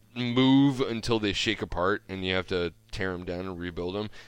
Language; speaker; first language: English; native; English